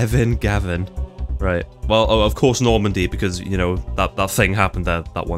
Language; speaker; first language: English; native; English